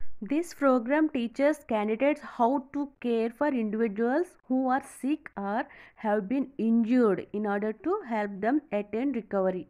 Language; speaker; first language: English; non-native, local second language; Telugu